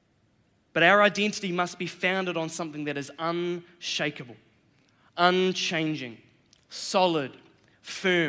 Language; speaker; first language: English; native; English